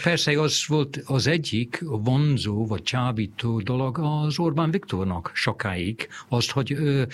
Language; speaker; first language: Hungarian; non-native, fluent; English